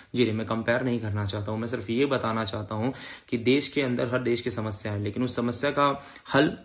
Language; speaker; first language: Hindi; native; Hindi